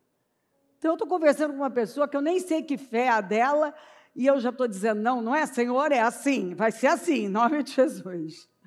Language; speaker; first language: Portuguese; native; Portuguese